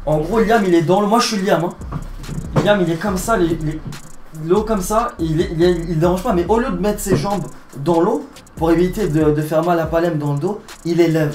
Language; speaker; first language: French; native; French